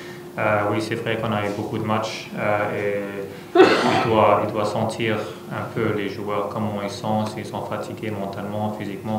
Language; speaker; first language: French; non-native, fluent; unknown